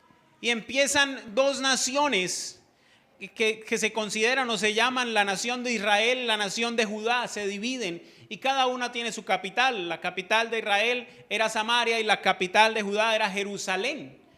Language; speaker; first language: Spanish; native; Spanish